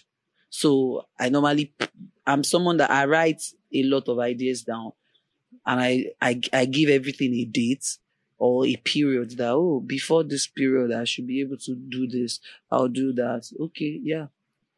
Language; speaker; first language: English; non-native, local second language; Yoruba